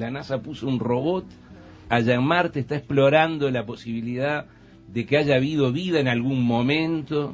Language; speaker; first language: Spanish; native; Spanish